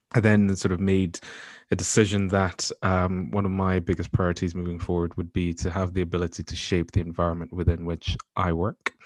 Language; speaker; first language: English; non-native, local second language; Yoruba